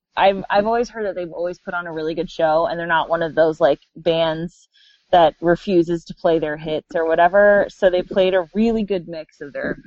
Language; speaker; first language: English; native; English